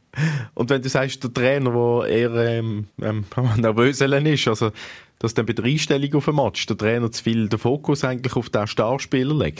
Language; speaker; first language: German; native; German